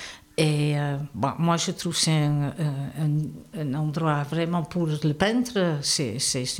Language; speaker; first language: French; non-native, fluent; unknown